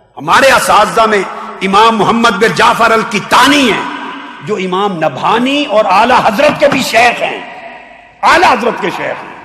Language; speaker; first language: Urdu; non-native, local second language; Punjabi